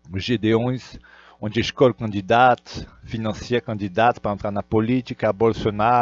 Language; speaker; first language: Portuguese; non-native, fluent; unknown